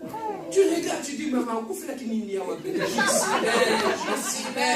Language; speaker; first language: French; non-native, local second language; Lingala